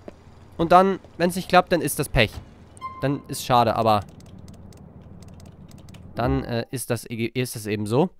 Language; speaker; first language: German; native; German